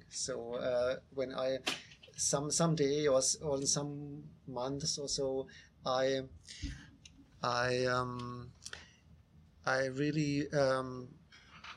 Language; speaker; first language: English; non-native, fluent; German